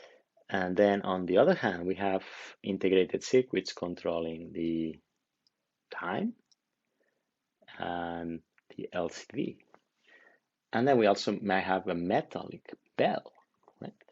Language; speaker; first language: English; non-native, fluent; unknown